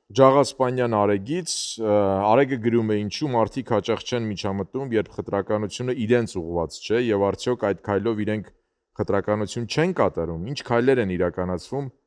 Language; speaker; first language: Armenian; native; Armenian